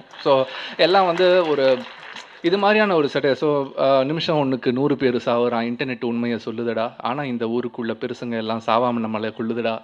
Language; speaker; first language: Tamil; native; Tamil